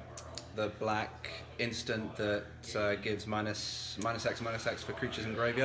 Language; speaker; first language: English; native; English